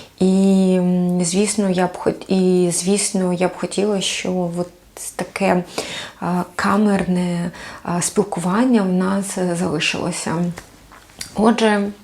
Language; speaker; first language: Ukrainian; non-native, local second language; Russian